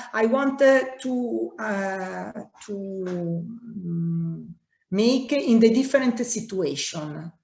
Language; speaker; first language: English; non-native, learner; Italian